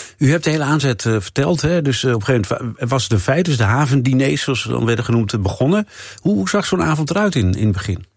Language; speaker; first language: Dutch; native; Dutch